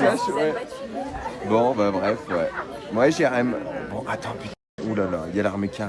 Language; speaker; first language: French; native; French